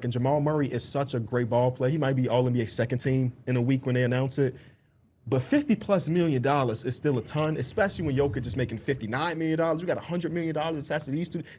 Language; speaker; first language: English; native; English